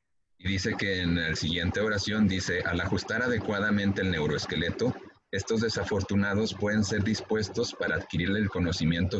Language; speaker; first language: Spanish; native; Spanish